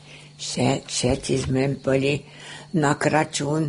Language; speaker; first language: Slovak; native; Slovak